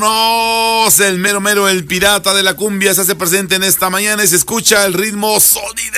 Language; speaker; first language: Spanish; native; Spanish